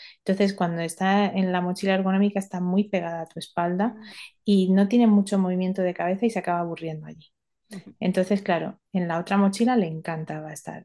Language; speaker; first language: Spanish; early bilingual, other home language; Romanian